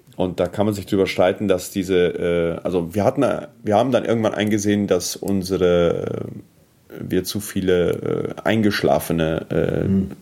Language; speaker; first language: German; early bilingual, heritage; German